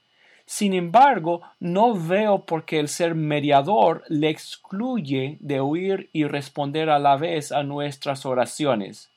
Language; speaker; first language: Spanish; non-native, fluent; English